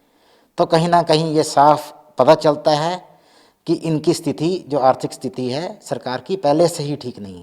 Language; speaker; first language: Hindi; native; Hindi